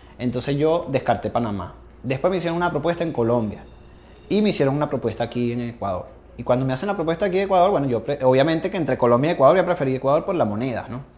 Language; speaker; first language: Spanish; native; Spanish